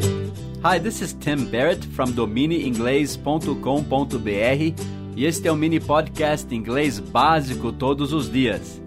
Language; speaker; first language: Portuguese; non-native, fluent; English